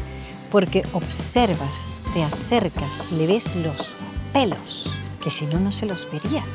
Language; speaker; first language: Spanish; native; Spanish